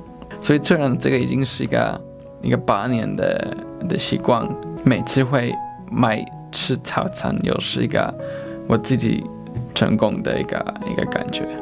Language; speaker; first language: Chinese; non-native, fluent; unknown